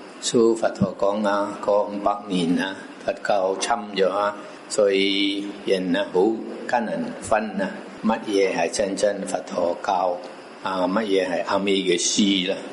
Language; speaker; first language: Cantonese; non-native, local second language; Min Nan Chinese